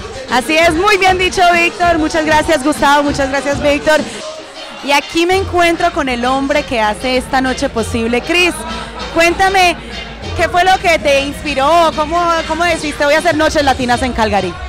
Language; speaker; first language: Spanish; native; Spanish